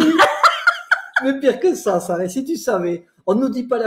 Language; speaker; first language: French; native; French